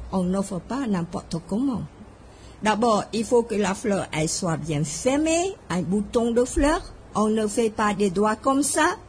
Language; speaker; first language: French; non-native, fluent; Khmer